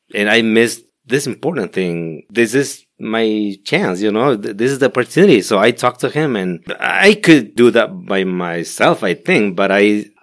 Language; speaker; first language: English; non-native, learner; Spanish